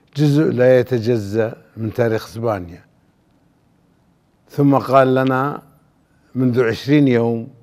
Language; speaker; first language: Arabic; native; Arabic